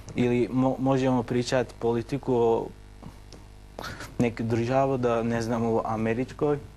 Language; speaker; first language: Bosnian; non-native, learner; Turkish